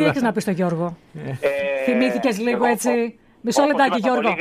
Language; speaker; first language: Greek; native; Greek